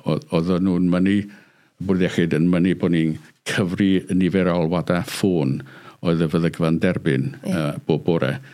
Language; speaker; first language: Welsh; native; Welsh